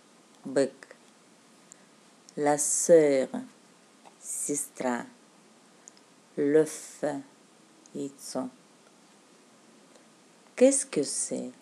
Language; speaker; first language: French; non-native, fluent; Russian